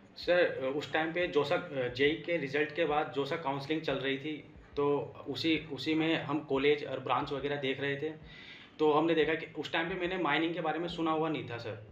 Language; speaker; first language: Hindi; native; Hindi